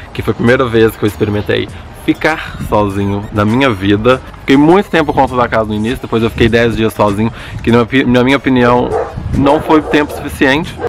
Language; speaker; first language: Portuguese; early bilingual, other home language; English